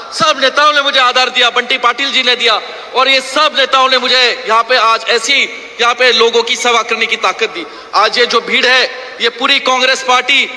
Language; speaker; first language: Hindi; non-native, local second language; Marathi